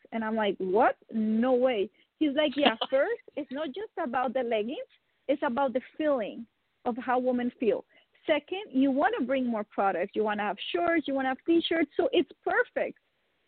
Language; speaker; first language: English; non-native, fluent; Dutch